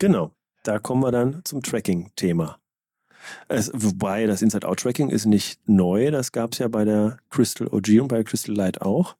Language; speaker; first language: German; native; German